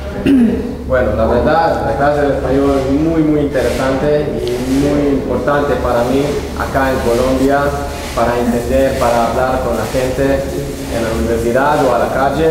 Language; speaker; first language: Spanish; non-native, learner; Hebrew